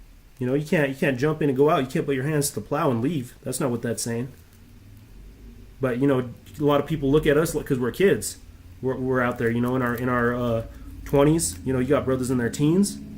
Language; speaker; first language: English; native; English